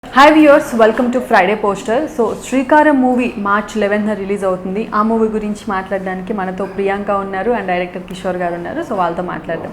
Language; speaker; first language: Telugu; native; Telugu